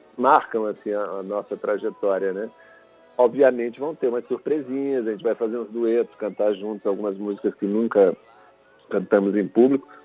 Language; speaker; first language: Portuguese; native; Portuguese